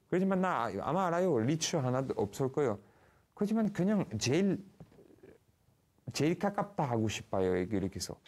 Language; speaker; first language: Korean; non-native, learner; French